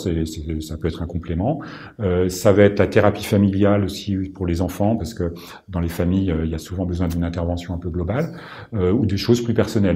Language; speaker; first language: French; native; French